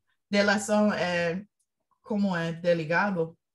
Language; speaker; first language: Portuguese; non-native, learner; English